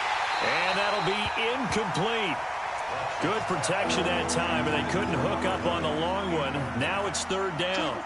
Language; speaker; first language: English; native; English